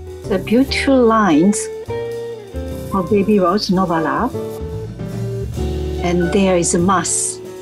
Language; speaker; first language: English; non-native, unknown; Japanese